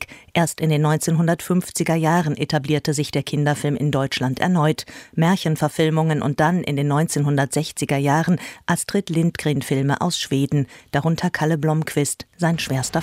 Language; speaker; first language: German; native; German